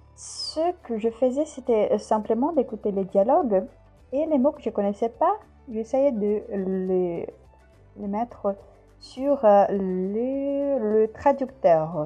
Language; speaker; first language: French; non-native, fluent; Portuguese